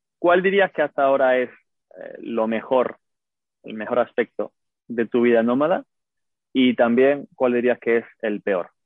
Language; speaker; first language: Spanish; native; Spanish